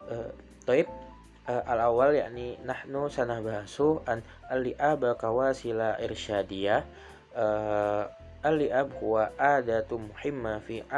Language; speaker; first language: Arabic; non-native, learner; Indonesian